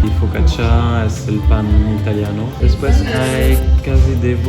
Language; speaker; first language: Spanish; non-native, fluent; French